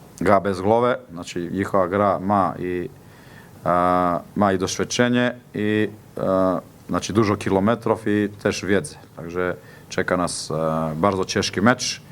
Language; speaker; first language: Polish; non-native, learner; Slovenian